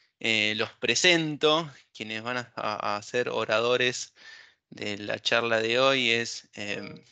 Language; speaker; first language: Spanish; native; Spanish